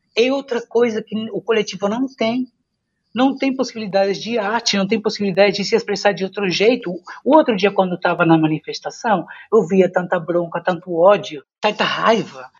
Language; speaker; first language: Portuguese; non-native, fluent; Spanish